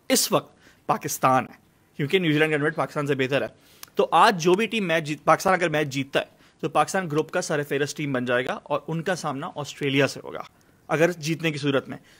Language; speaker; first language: Urdu; native; Urdu